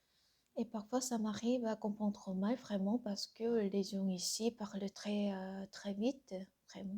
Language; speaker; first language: French; non-native, learner; Korean